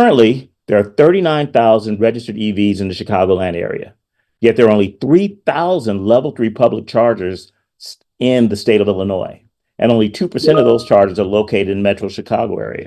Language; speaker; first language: English; native; English